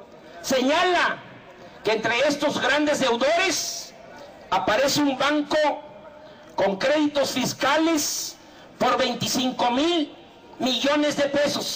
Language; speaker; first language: Spanish; native; Spanish